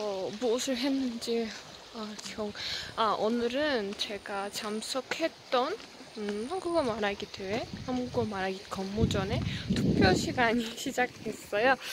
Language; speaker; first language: Korean; non-native, learner; Azerbaijani